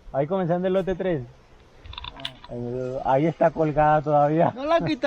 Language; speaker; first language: Spanish; native; Spanish